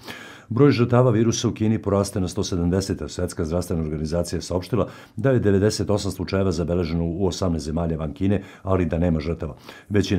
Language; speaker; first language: Serbian; native; Serbian